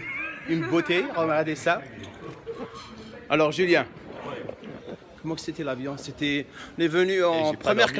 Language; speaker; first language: French; non-native, local second language; Arabic